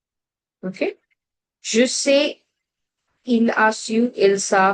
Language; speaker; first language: French; non-native, fluent; Hindi